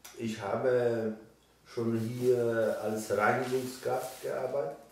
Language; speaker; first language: German; non-native, learner; Polish